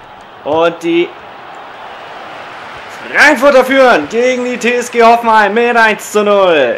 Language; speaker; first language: German; native; German